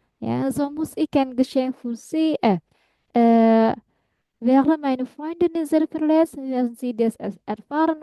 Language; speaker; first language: German; non-native, fluent; Indonesian